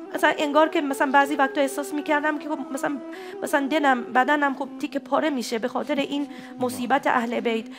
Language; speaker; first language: Persian; non-native, fluent; Japanese